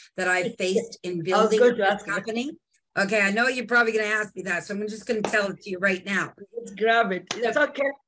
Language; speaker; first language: English; native; English